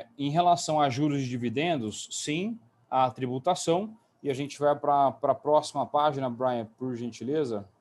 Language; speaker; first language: Portuguese; native; Portuguese